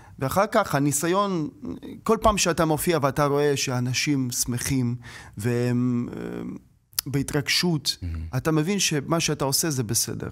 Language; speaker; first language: Hebrew; non-native, learner; Russian